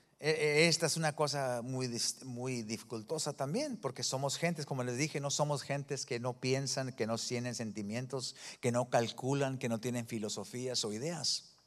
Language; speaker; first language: Spanish; early bilingual, heritage; Spanish